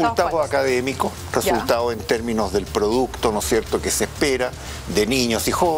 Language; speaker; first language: Spanish; native; Spanish